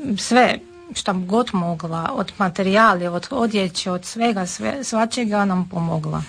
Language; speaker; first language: Serbian; non-native, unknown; Armenian